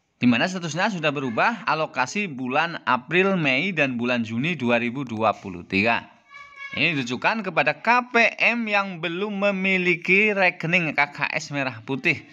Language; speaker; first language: Indonesian; native; Indonesian